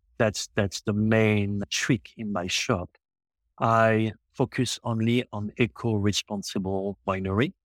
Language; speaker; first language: English; non-native, local second language; French